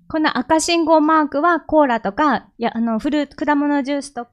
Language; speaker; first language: Japanese; non-native, fluent; Korean